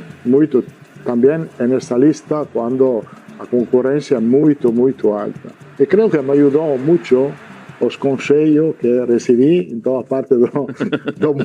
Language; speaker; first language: Portuguese; non-native, learner; Italian